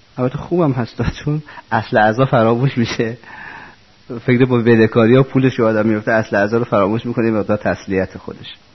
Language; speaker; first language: Persian; non-native, local second language; Azerbaijani